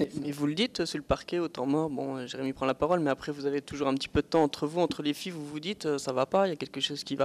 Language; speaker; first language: French; native; French